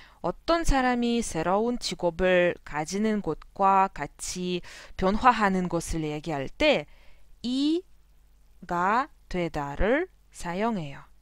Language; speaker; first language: Korean; non-native, fluent; Russian